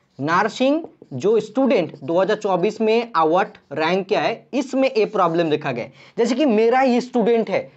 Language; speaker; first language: Hindi; non-native, local second language; Bangla